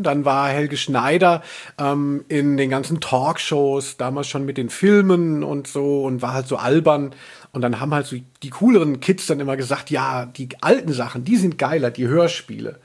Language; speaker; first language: German; native; German